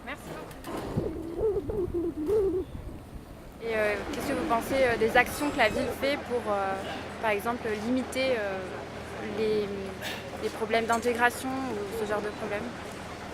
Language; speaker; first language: French; native; French